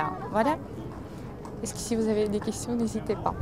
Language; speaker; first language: French; non-native, fluent; Russian